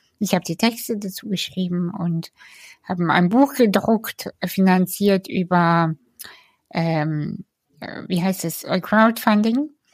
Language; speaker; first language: German; early bilingual, other home language; Russian